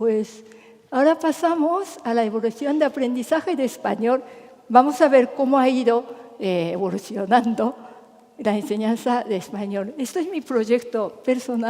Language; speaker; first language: Spanish; non-native, fluent; Japanese